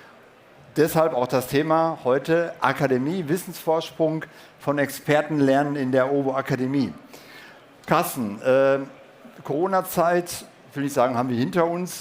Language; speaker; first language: German; native; German